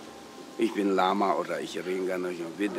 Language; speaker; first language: German; non-native, learner; Tibetan